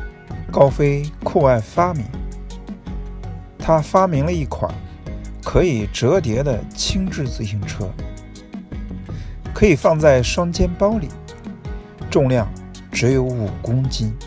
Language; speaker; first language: Chinese; native; Chinese